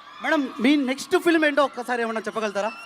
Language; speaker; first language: Telugu; native; Telugu